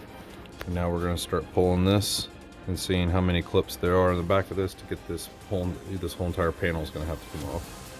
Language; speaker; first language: English; native; English